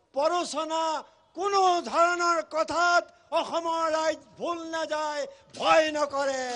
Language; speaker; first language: Assamese; native; Assamese